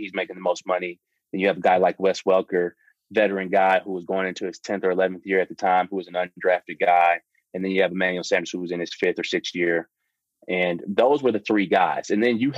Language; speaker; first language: English; native; English